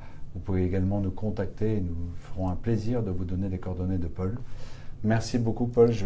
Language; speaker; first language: French; native; French